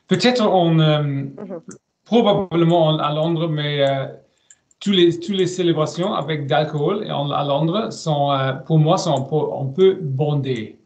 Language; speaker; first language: French; non-native, learner; German